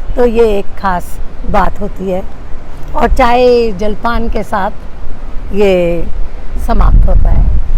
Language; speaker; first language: Hindi; native; Hindi